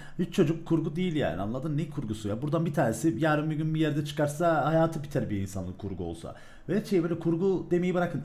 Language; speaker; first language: Turkish; early bilingual, heritage; Turkish